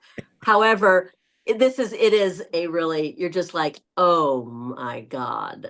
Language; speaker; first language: English; native; English